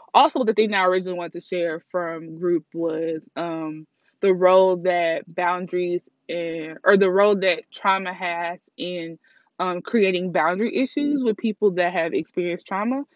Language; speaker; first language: English; native; English